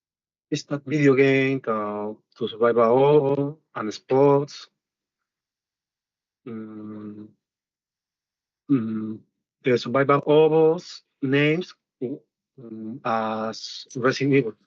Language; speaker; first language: English; non-native, learner; Spanish